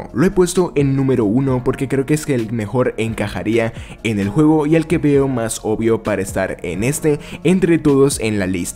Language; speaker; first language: Spanish; native; Spanish